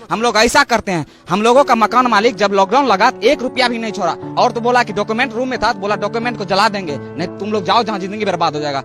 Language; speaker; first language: Hindi; native; Hindi